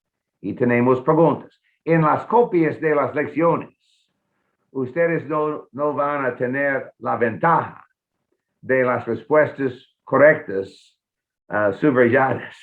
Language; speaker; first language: Spanish; non-native, fluent; English